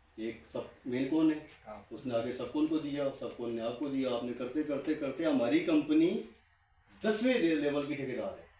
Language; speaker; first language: Urdu; native; Urdu